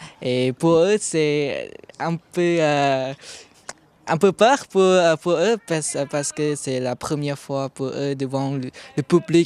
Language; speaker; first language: French; non-native, learner; Khmer